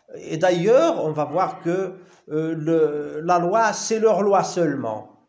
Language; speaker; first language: French; non-native, local second language; Arabic